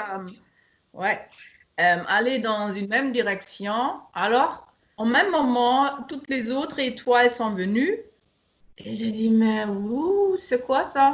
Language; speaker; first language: French; non-native, fluent; German